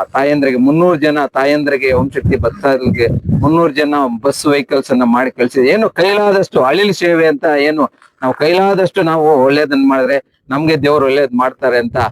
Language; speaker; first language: Kannada; native; Kannada